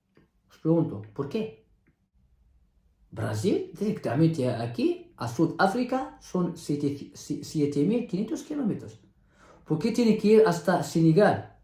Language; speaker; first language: Spanish; non-native, fluent; Arabic